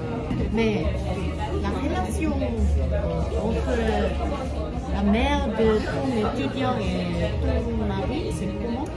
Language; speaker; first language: French; non-native, fluent; Korean